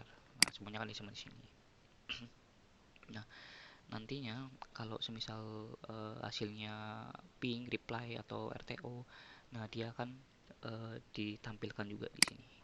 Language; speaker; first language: Indonesian; native; Indonesian